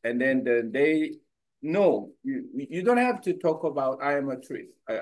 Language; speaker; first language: English; non-native, learner; Korean